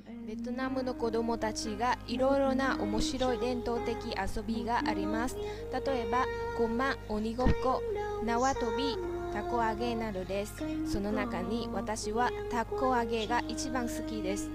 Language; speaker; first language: Japanese; non-native, learner; Vietnamese